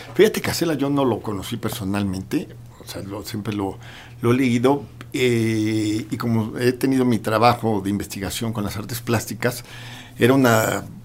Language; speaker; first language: Spanish; native; Spanish